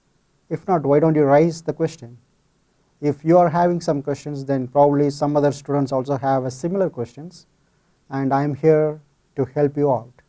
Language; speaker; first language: English; non-native, fluent; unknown